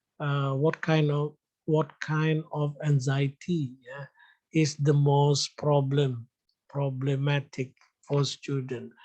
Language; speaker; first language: English; non-native, fluent; Indonesian